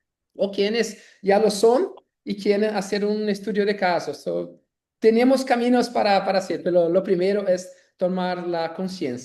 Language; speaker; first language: Spanish; non-native, learner; Portuguese